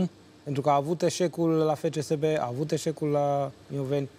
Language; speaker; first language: Romanian; native; Romanian